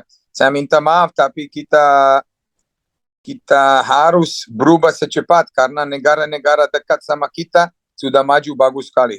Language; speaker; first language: Indonesian; non-native, fluent; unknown